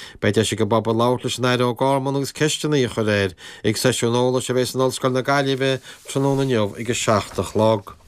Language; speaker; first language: Irish; native; Irish